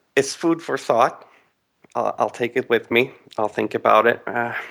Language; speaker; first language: English; non-native, fluent; Swedish